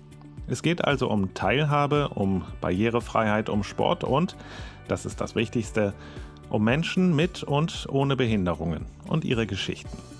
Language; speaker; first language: German; native; German